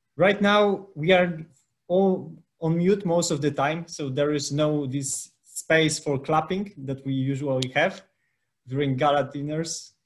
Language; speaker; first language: English; non-native, fluent; Polish